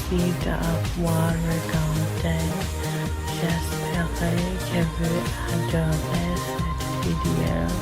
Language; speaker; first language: French; non-native, learner; English